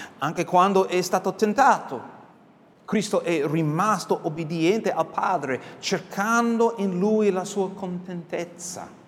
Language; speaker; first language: Italian; non-native, fluent; English